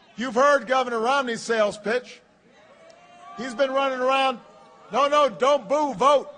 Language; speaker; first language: English; native; English